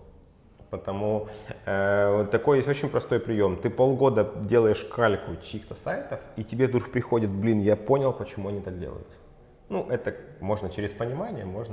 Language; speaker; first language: Russian; native; Russian